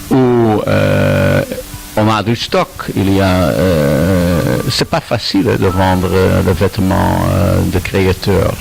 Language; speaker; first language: French; non-native, learner; Dutch